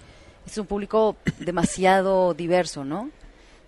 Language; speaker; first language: Spanish; native; Spanish